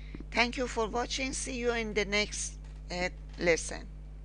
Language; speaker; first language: English; non-native, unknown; Persian